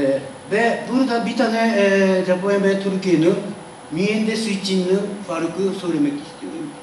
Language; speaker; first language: Turkish; non-native, learner; Japanese